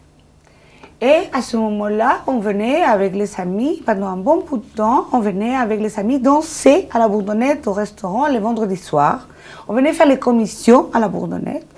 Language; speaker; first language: French; non-native, fluent; Spanish